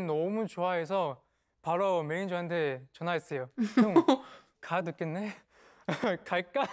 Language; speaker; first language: Korean; non-native, learner; Chinese